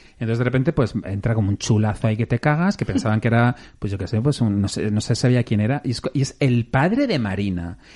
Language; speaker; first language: Spanish; native; Spanish